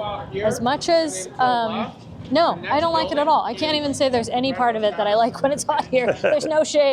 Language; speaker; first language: English; native; English